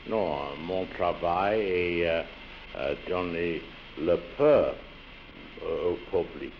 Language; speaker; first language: French; non-native, learner; English